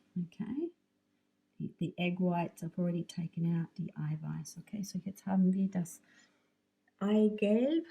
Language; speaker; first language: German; non-native, fluent; English